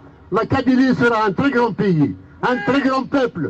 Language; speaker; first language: French; non-native, local second language; Kabyle